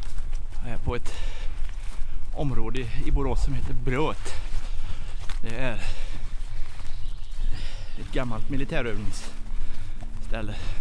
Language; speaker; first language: Swedish; native; Swedish